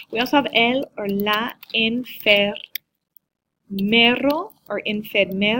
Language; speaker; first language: Spanish; non-native, learner; English